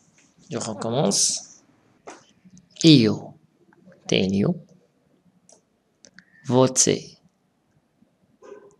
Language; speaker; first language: Portuguese; non-native, fluent; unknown